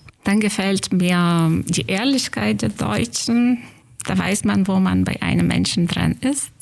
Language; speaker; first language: German; non-native, fluent; Lithuanian